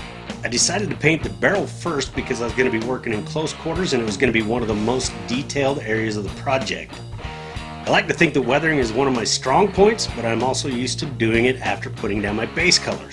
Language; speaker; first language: English; native; English